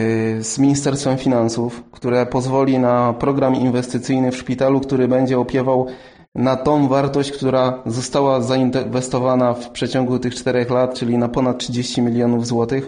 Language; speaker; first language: Polish; native; Polish